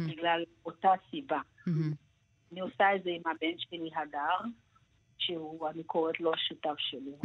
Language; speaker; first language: Hebrew; non-native, fluent; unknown